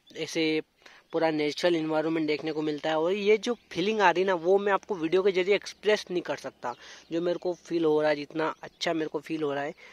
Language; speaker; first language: Hindi; native; Hindi